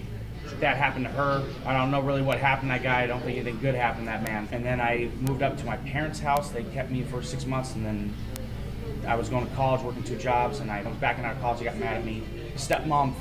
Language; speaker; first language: English; native; English